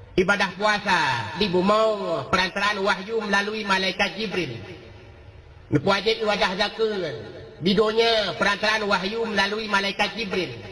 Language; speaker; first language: Malay; non-native, local second language; Achinese